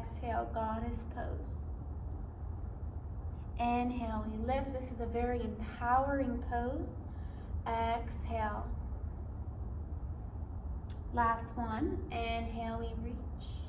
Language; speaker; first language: English; native; English